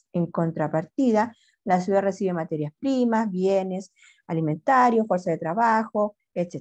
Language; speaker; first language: Spanish; native; Spanish